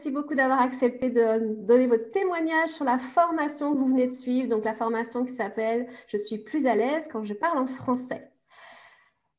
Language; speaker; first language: French; native; French